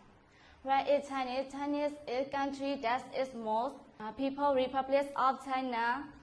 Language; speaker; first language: English; non-native, learner; Mon